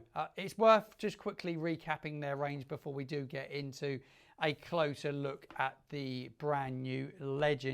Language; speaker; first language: English; native; English